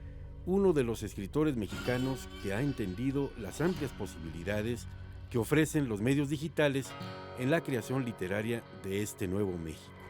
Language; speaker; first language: Spanish; native; Spanish